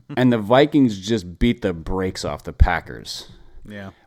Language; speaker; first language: English; native; English